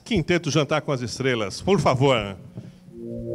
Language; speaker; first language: Portuguese; native; Portuguese